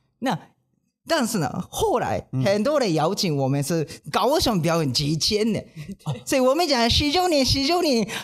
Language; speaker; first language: Chinese; non-native, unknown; Japanese